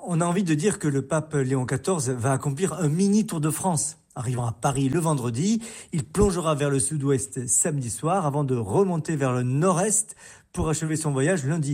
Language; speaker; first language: French; native; French